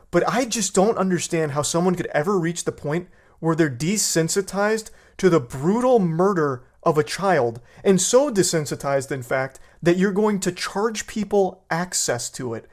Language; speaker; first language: English; native; English